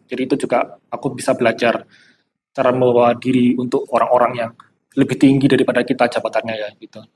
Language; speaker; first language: Indonesian; native; Indonesian